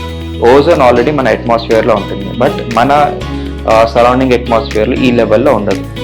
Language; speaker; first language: Telugu; native; Telugu